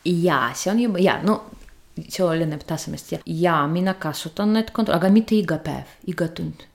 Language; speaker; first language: Estonian; non-native, fluent; Russian